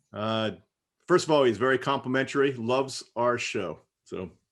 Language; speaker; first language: English; native; English